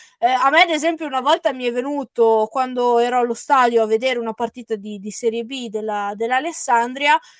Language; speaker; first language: Italian; native; Italian